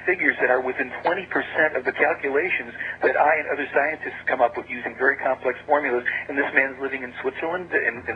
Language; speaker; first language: English; native; English